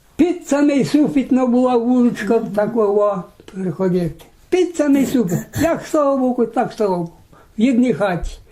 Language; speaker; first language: Ukrainian; native; Ukrainian